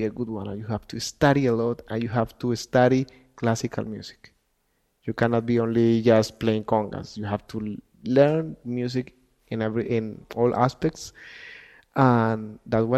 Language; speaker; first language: English; non-native, fluent; Spanish